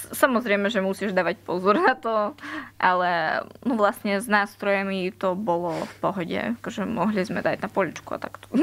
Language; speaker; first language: Slovak; non-native, fluent; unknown